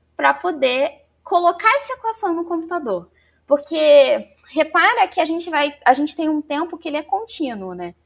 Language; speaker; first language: Portuguese; native; Portuguese